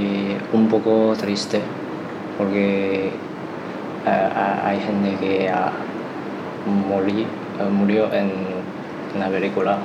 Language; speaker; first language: Spanish; non-native, learner; Chinese